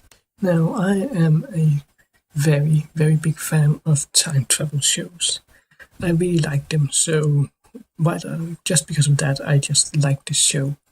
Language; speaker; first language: English; non-native, fluent; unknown